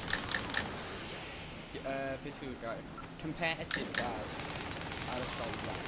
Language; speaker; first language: Welsh; native; Welsh